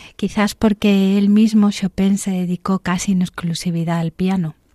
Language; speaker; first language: Spanish; native; Spanish